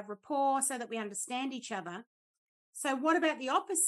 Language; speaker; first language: English; native; English